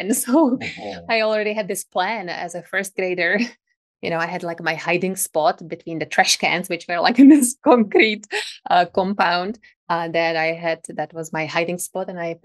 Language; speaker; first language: English; non-native, fluent; Czech